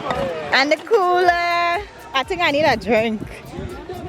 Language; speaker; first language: English; native; English